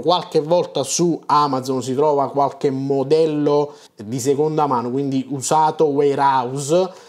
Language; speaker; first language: Italian; native; Italian